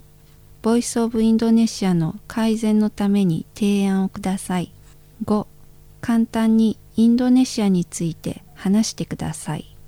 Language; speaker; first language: Japanese; non-native, fluent; Indonesian